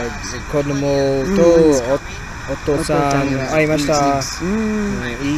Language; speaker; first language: Japanese; non-native, learner; English